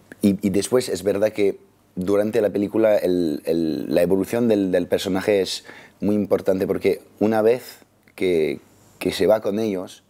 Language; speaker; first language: Spanish; non-native, fluent; French